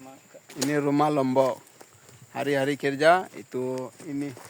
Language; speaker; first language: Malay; non-native, learner; Bangla